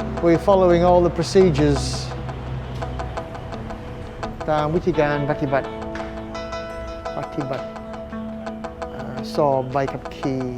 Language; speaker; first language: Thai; non-native, fluent; English